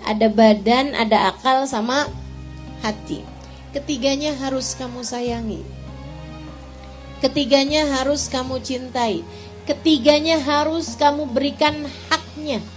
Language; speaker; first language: Indonesian; native; Indonesian